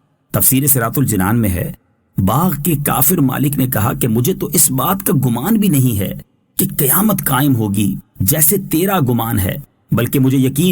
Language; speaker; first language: Urdu; native; Urdu